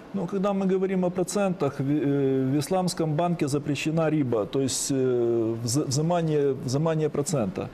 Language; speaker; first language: Russian; native; Russian